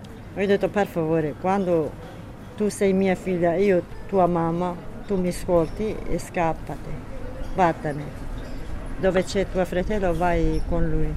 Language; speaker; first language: Italian; non-native, learner; Kurdish